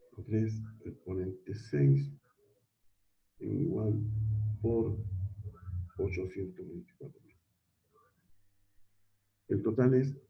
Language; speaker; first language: Spanish; native; Spanish